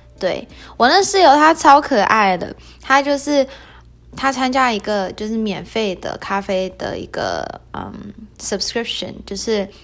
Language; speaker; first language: Chinese; early bilingual, heritage; Chinese